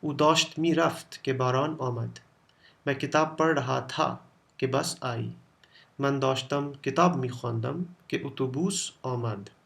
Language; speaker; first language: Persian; non-native, fluent; Urdu